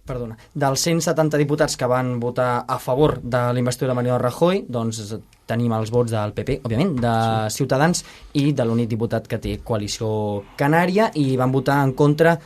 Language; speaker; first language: Catalan; native; Catalan